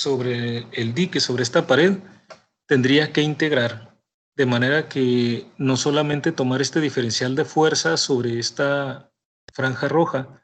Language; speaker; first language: Spanish; native; Spanish